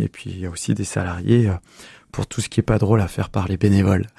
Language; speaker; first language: French; native; French